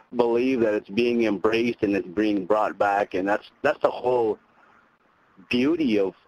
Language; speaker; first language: English; native; English